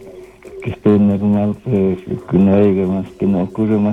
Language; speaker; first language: Spanish; native; Spanish